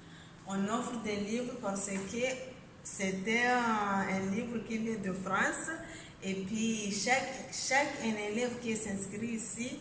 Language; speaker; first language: French; non-native, learner; Comorian